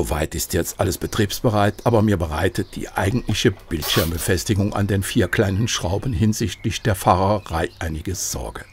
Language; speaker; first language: German; native; German